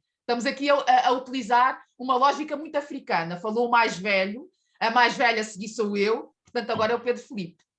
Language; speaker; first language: Portuguese; early bilingual, other home language; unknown